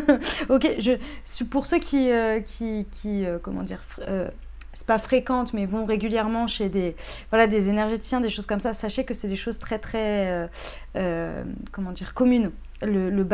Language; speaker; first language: French; native; French